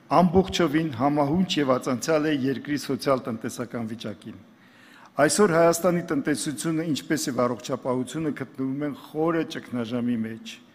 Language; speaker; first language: Armenian; native; Armenian